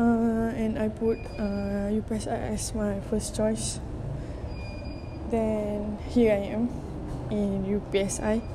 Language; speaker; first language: English; non-native, local second language; Malay